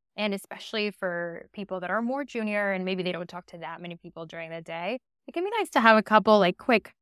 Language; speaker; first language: English; early bilingual, other home language; Spanish